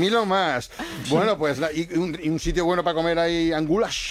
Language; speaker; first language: Spanish; native; Spanish